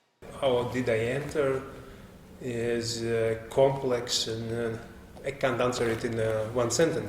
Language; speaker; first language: English; non-native, fluent; Latvian